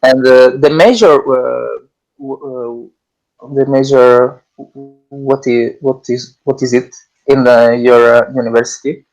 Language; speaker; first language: English; non-native, learner; Italian